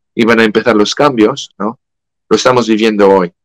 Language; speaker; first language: Spanish; non-native, fluent; French